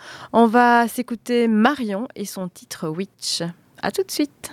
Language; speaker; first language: French; native; French